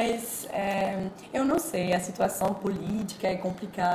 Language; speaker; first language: Portuguese; non-native, fluent; French